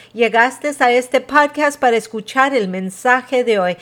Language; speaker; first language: Spanish; early bilingual, heritage; Spanish